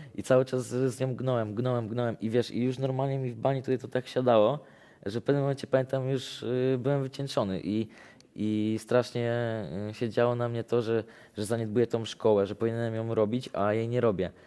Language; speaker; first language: Polish; native; Polish